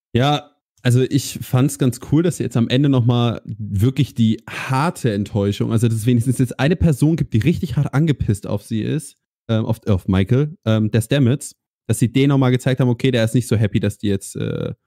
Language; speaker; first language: German; native; German